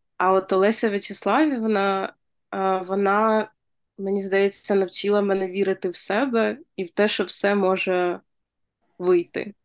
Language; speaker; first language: Ukrainian; native; Ukrainian